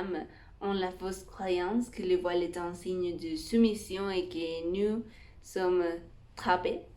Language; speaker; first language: French; non-native, fluent; Spanish